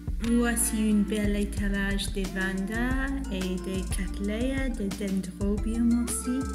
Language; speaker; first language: French; non-native, fluent; English